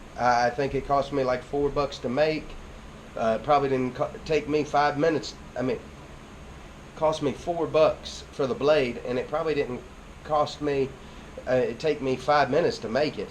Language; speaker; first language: English; native; English